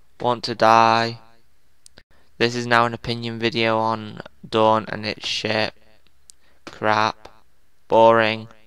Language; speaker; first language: English; native; English